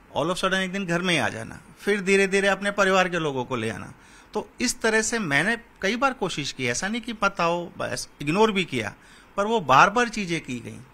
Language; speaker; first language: Hindi; native; Hindi